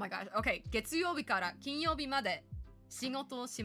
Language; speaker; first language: Japanese; non-native, learner; English